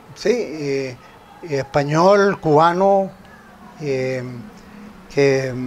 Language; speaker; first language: Spanish; native; Spanish